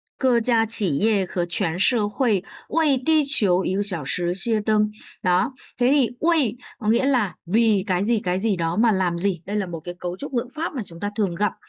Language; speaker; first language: Vietnamese; native; Vietnamese